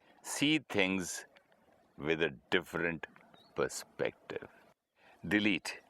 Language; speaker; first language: English; non-native, local second language; Hindi